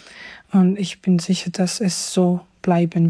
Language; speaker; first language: German; non-native, fluent; Georgian